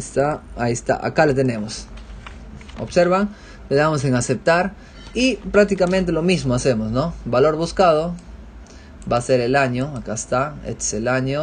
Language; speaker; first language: Spanish; native; Spanish